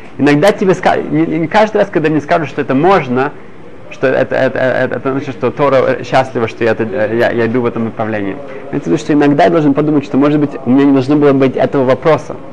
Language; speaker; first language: Russian; early bilingual, heritage; Hebrew